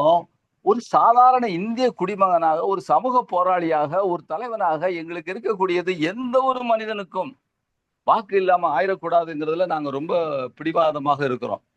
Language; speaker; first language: Tamil; native; Tamil